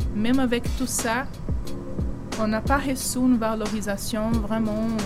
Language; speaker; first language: French; non-native, fluent; Portuguese